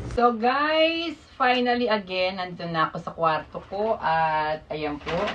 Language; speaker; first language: Filipino; native; Filipino